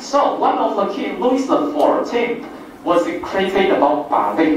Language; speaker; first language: English; non-native, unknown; Chinese